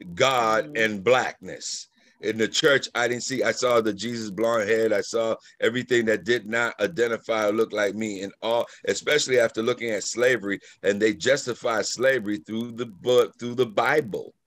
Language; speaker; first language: English; native; English